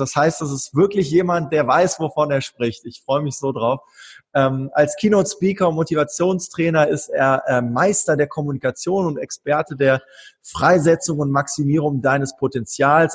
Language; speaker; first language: German; native; German